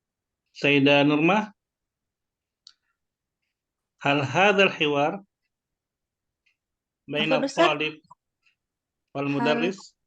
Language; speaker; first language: Arabic; non-native, fluent; Indonesian